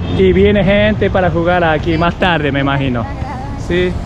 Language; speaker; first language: Spanish; non-native, learner; Japanese